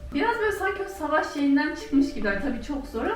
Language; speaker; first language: Turkish; native; Turkish